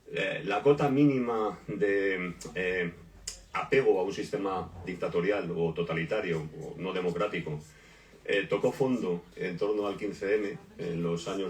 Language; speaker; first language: Spanish; native; Spanish